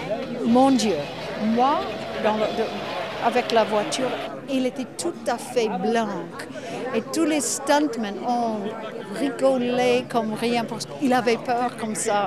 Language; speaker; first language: French; non-native, fluent; English